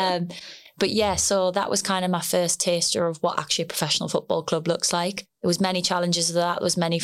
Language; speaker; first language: English; native; English